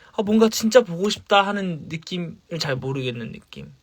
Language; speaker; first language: Korean; native; Korean